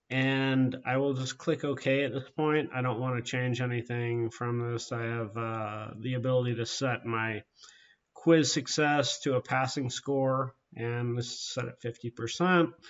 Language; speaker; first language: English; native; English